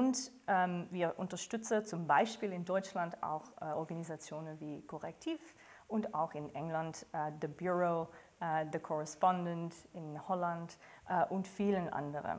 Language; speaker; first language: German; non-native, fluent; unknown